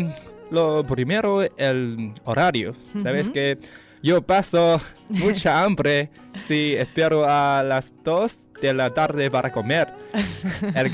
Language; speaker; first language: Spanish; non-native, learner; Chinese